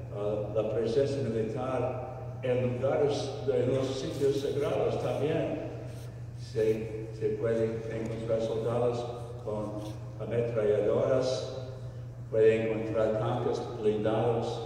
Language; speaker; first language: Spanish; non-native, fluent; English